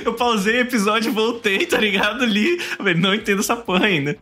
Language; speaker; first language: Portuguese; native; Portuguese